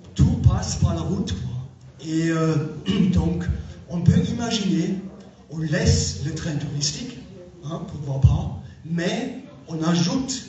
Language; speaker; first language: French; non-native, fluent; German